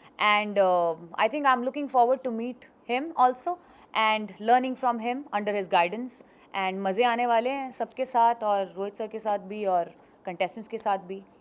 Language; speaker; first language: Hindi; native; Hindi